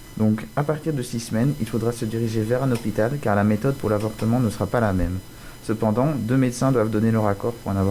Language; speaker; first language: French; native; French